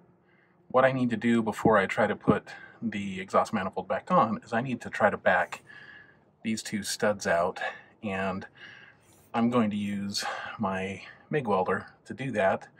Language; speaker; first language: English; native; English